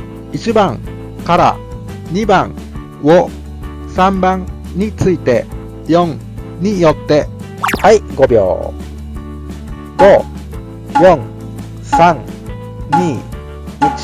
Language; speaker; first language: Japanese; non-native, fluent; Thai